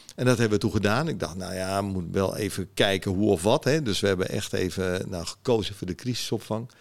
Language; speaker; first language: Dutch; early bilingual, other home language; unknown